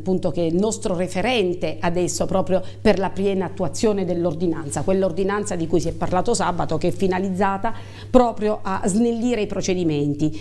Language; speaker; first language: Italian; native; Italian